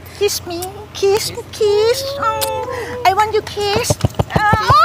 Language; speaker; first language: English; non-native, learner; Thai